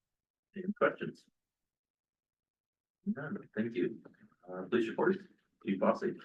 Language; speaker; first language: English; native; English